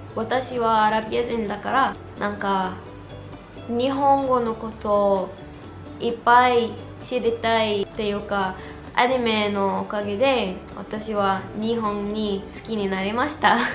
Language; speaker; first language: Japanese; non-native, learner; Arabic